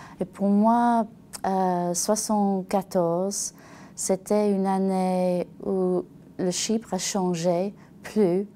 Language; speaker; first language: French; non-native, learner; English